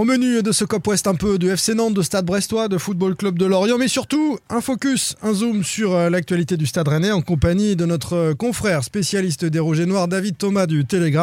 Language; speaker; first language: French; native; French